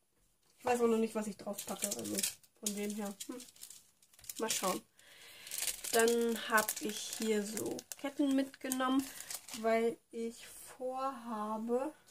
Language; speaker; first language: German; native; German